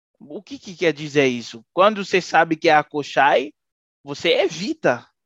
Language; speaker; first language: Portuguese; non-native, fluent; Haitian Creole